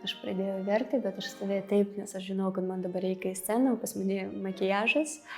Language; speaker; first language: Lithuanian; non-native, fluent; Russian